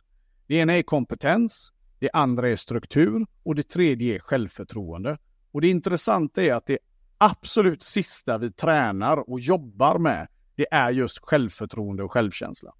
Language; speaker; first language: Swedish; native; Swedish